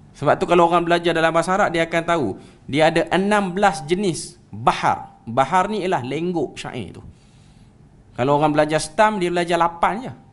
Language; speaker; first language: Malay; native; Malay